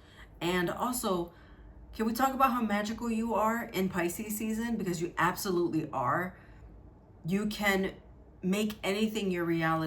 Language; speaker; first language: English; native; English